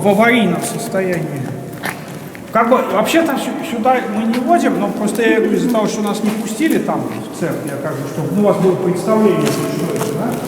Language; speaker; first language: Russian; native; Russian